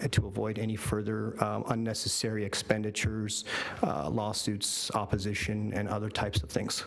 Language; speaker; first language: English; native; English